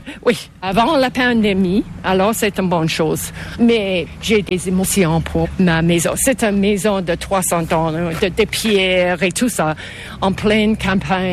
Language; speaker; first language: French; non-native, fluent; English